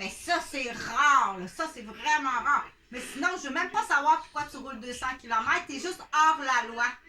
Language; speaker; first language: French; native; French